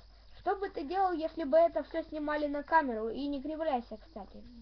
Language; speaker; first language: Russian; native; Russian